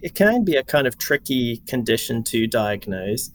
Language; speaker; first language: English; native; English